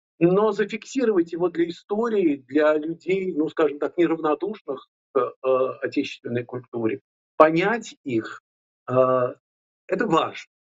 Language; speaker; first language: Russian; native; Russian